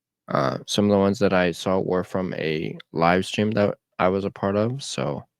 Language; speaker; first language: English; native; English